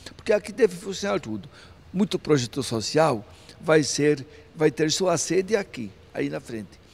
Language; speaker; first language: Portuguese; non-native, fluent; Maltese